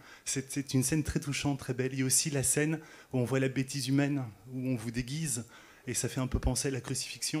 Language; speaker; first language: French; native; French